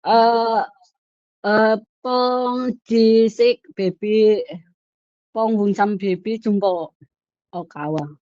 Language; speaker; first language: Cantonese; non-native, learner; Indonesian